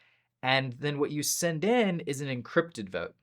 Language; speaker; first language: English; native; English